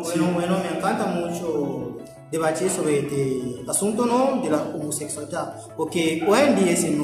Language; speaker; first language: Spanish; non-native, learner; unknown